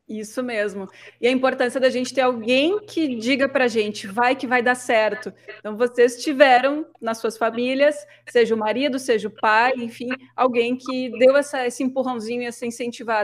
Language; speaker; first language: Portuguese; native; Portuguese